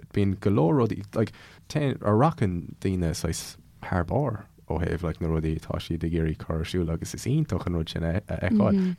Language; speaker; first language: Irish; non-native, local second language; English